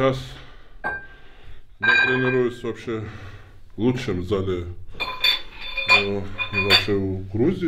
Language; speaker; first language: Russian; non-native, fluent; Georgian